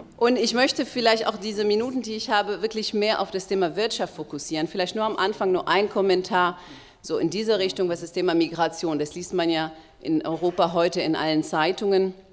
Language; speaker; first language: German; non-native, fluent; Arabic